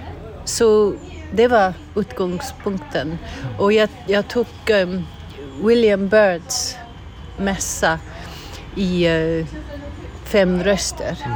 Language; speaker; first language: Swedish; non-native, fluent; English